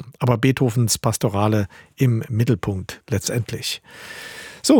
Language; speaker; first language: German; native; German